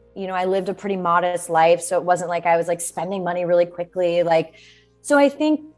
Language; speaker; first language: English; native; English